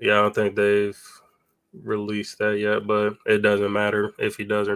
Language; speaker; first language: English; native; English